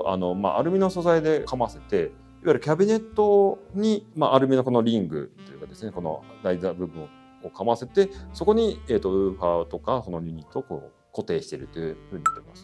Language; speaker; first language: Japanese; native; Japanese